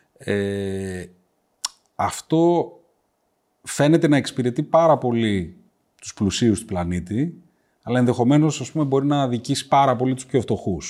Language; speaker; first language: Greek; native; Greek